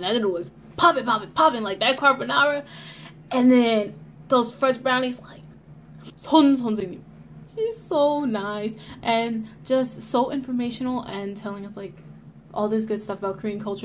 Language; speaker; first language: English; native; English